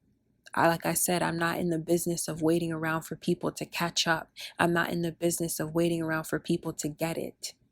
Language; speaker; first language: English; early bilingual, other home language; Spanish